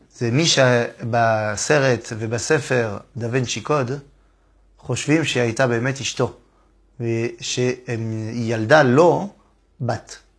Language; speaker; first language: Hebrew; non-native, fluent; French